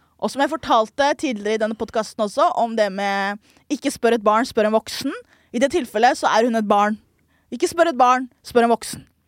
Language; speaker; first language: Norwegian; early bilingual, other home language; Somali